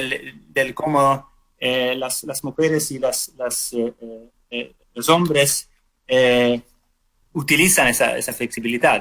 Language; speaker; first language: Spanish; non-native, fluent; Swedish